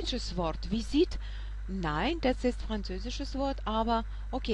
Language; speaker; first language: German; non-native, fluent; Russian